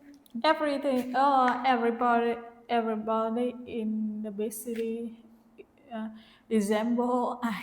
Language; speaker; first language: English; non-native, learner; Vietnamese